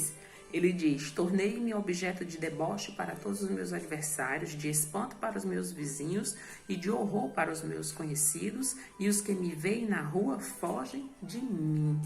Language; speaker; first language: Portuguese; native; Portuguese